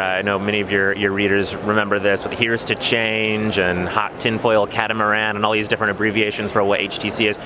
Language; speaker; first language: English; native; English